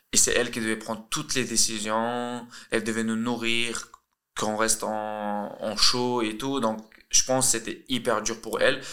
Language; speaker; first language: French; early bilingual, other home language; Russian